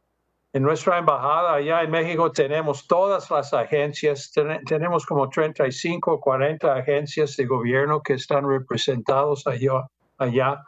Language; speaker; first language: Spanish; non-native, fluent; English